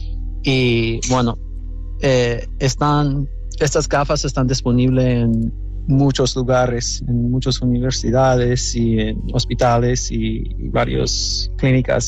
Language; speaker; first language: Spanish; non-native, fluent; English